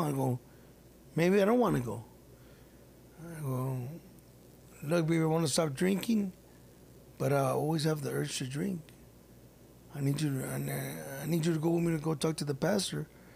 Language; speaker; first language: English; early bilingual, other home language; Spanish